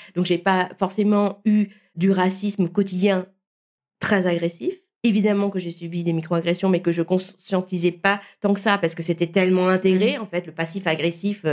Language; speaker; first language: French; early bilingual, other home language; Vietnamese